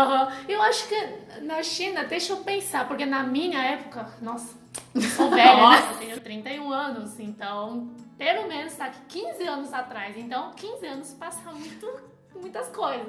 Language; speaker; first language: Portuguese; non-native, fluent; Chinese